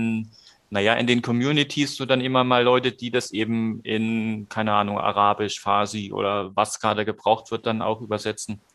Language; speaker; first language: German; native; German